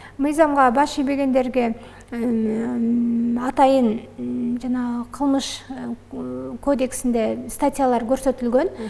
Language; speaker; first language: Kyrgyz; native; Kyrgyz